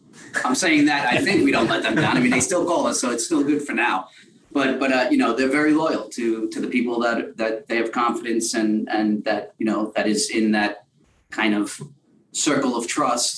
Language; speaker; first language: English; native; English